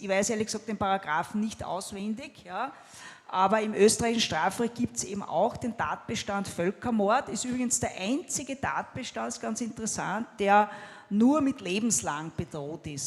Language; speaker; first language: German; native; German